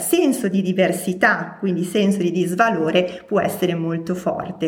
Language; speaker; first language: Italian; native; Italian